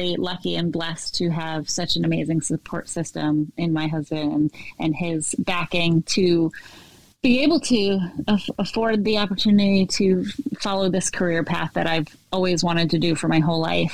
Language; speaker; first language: English; native; English